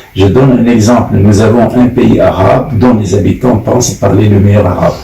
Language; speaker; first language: French; non-native, fluent; Arabic